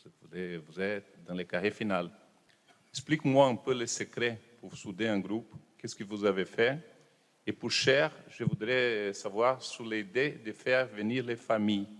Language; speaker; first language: French; non-native, fluent; Portuguese